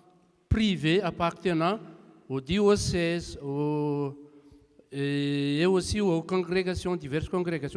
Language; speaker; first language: French; non-native, local second language; Malagasy